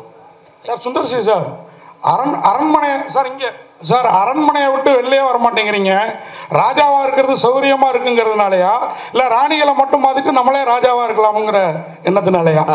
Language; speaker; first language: Tamil; native; Tamil